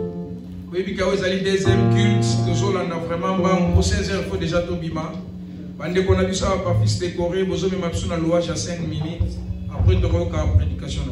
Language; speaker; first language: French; non-native, local second language; Lingala